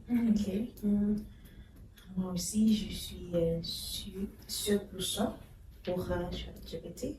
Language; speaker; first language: French; non-native, fluent; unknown